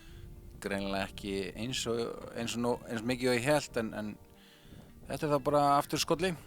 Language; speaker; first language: Icelandic; native; Icelandic